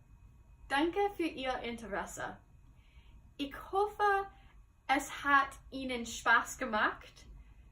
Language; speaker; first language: German; non-native, learner; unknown